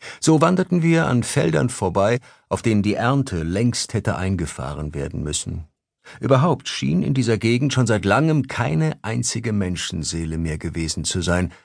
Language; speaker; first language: German; native; German